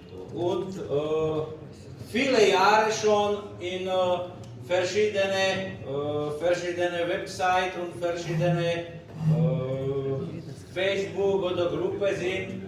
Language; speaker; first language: German; non-native, learner; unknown